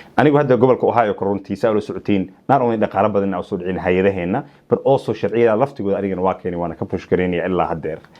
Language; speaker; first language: Somali; early bilingual, heritage; Somali